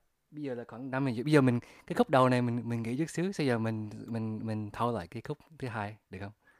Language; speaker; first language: Vietnamese; early bilingual, other home language; English